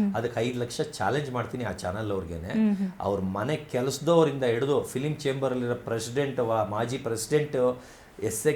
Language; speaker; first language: Kannada; native; Kannada